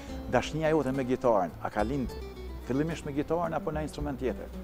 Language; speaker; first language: Albanian; native; Albanian